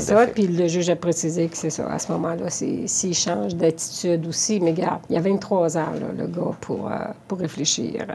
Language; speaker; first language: French; native; French